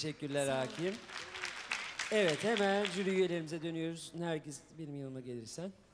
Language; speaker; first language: Turkish; native; Turkish